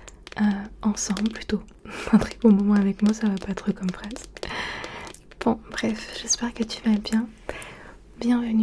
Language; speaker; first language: French; early bilingual, other home language; Turkish